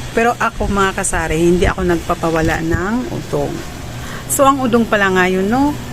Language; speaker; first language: Filipino; non-native, local second language; Cebuano